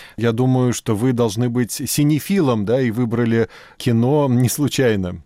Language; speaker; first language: Russian; native; Russian